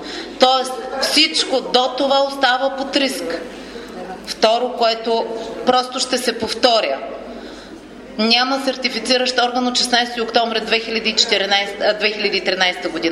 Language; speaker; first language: Bulgarian; native; Bulgarian